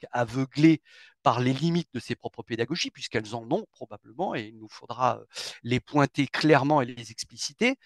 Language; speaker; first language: French; native; French